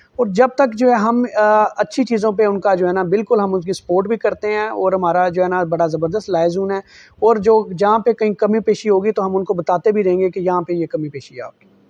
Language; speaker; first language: Urdu; non-native, local second language; Saraiki